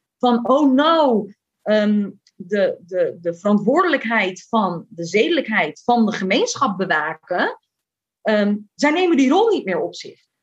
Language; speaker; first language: Dutch; early bilingual, other home language; Turkish